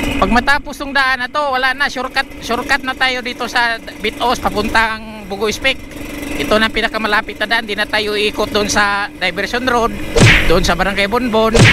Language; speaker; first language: Filipino; non-native, local second language; Cebuano